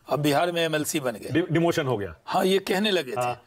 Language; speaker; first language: Hindi; native; Hindi